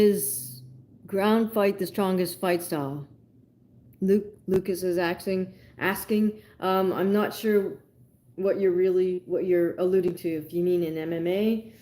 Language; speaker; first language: English; native; English